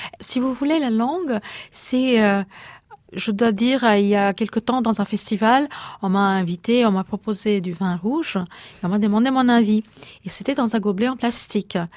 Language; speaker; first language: French; non-native, fluent; Bangla